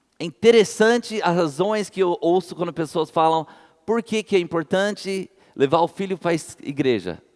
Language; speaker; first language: Portuguese; non-native, fluent; English